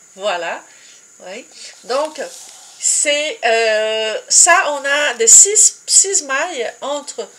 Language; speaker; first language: French; non-native, fluent; Portuguese